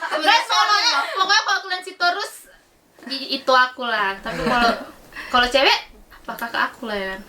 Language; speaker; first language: Indonesian; native; Indonesian